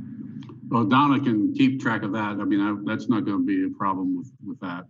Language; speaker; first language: English; native; English